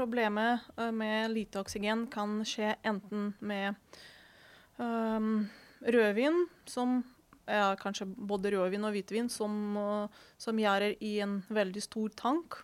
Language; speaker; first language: Norwegian; non-native, fluent; Ukrainian